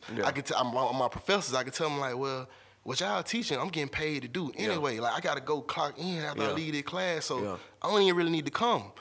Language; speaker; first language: English; native; English